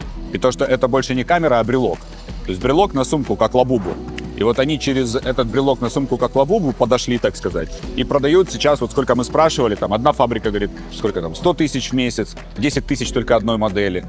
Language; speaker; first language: Russian; native; Russian